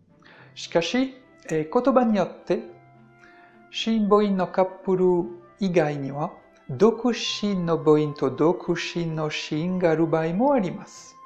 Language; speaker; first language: Japanese; non-native, fluent; French